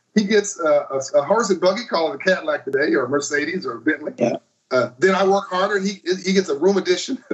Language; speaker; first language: English; native; English